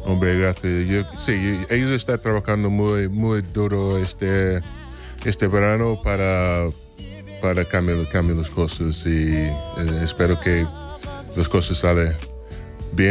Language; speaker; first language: Spanish; non-native, fluent; English